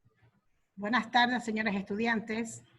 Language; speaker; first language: Spanish; native; Spanish